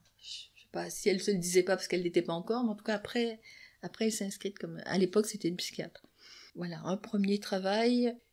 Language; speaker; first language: French; native; French